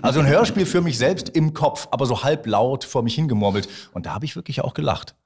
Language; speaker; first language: German; native; German